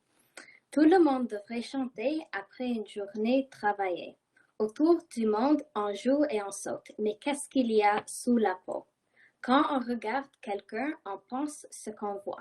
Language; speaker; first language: French; non-native, local second language; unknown